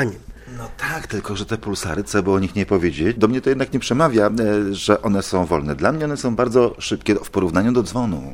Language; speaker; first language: Polish; native; Polish